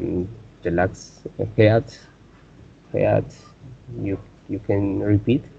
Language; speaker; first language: English; non-native, learner; Spanish